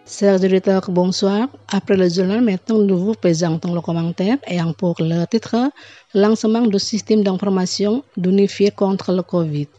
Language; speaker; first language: French; non-native, fluent; Indonesian